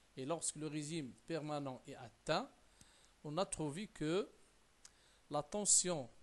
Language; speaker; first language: French; non-native, local second language; Arabic